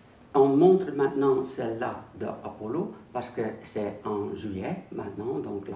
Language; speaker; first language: French; non-native, local second language; Dutch